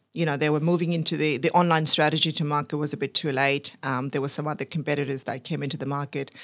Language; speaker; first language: English; non-native, local second language; Urdu